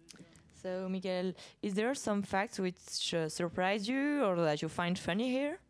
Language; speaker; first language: English; non-native, learner; French